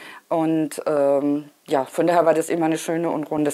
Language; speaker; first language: German; native; German